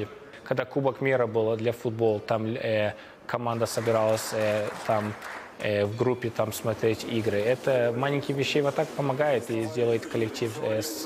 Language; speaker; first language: Russian; early bilingual, heritage; Russian